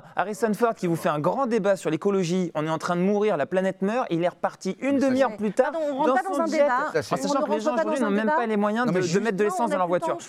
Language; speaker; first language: French; native; French